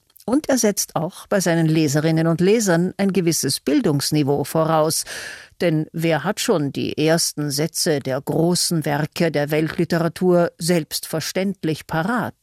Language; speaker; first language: German; native; German